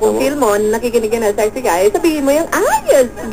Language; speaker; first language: Filipino; native; Filipino